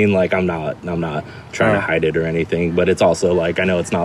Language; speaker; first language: English; native; English